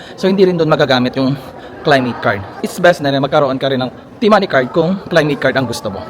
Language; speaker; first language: Filipino; native; Filipino